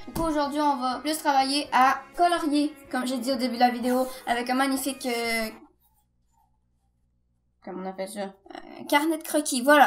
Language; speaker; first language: French; native; French